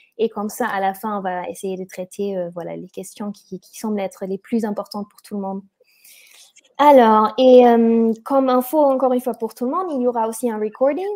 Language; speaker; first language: French; non-native, fluent; German